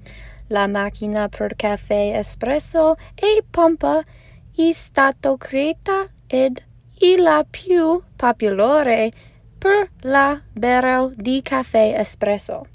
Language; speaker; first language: Italian; non-native, learner; English